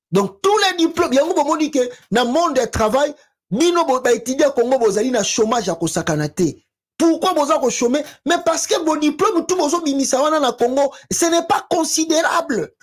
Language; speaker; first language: French; non-native, local second language; Lingala